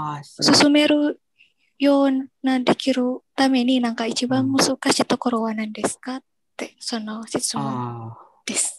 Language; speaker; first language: Japanese; non-native, learner; Indonesian